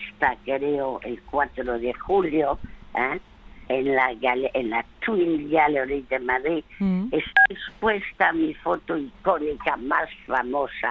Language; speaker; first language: Spanish; early bilingual, other home language; French